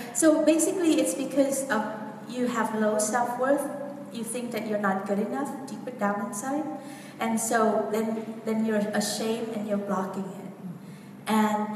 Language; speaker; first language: English; non-native, fluent; Vietnamese